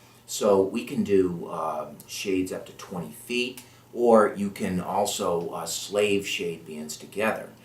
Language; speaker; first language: English; native; English